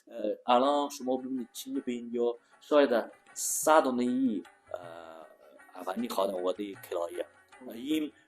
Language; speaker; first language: Persian; non-native, learner; Chinese